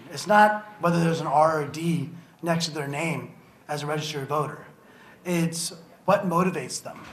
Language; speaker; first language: English; native; English